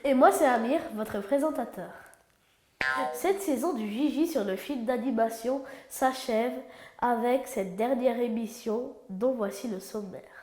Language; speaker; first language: French; native; French